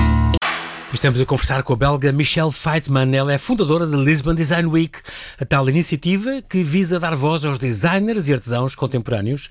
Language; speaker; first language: Portuguese; native; Portuguese